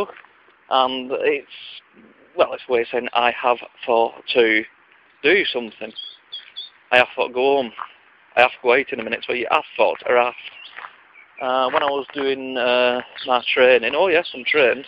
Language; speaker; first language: English; native; English